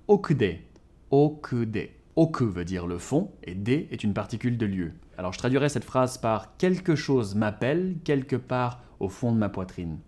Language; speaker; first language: French; native; French